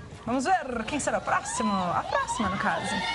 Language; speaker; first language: Portuguese; native; Portuguese